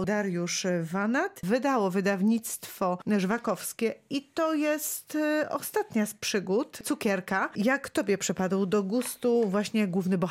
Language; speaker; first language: Polish; native; Polish